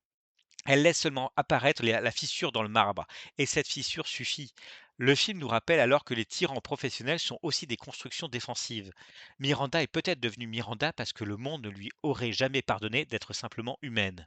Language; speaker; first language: French; native; French